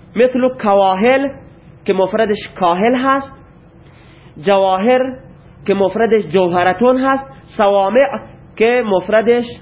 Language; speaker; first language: Persian; non-native, local second language; Baluchi